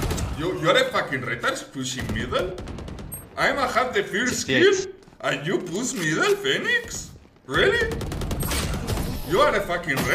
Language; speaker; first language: English; non-native, learner; Spanish